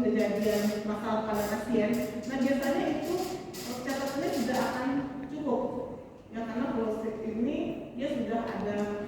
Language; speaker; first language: Indonesian; native; Indonesian